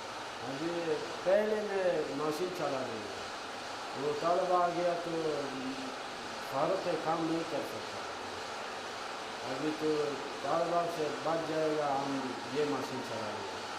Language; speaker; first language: Hindi; non-native, learner; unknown